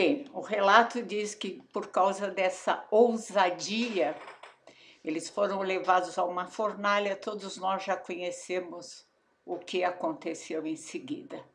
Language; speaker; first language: Portuguese; native; Portuguese